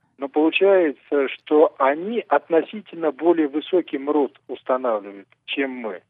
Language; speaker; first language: Russian; native; Russian